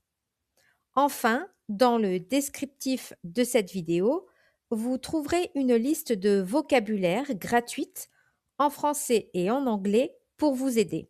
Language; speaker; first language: French; native; French